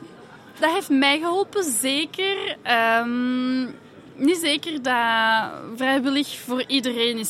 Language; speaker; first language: Dutch; non-native, fluent; French